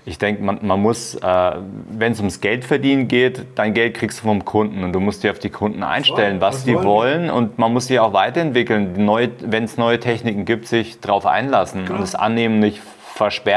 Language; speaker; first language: German; native; German